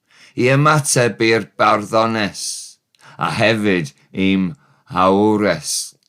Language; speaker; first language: Welsh; non-native, learner; English